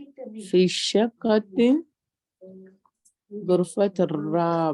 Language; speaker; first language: Arabic; non-native, learner; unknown